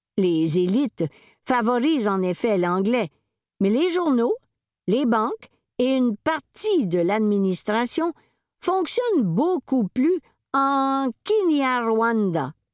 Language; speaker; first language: French; native; French